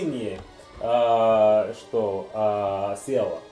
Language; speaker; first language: Russian; non-native, learner; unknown